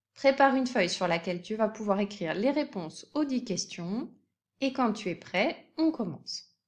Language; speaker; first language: French; native; French